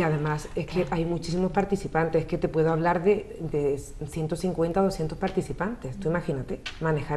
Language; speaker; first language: Spanish; native; Spanish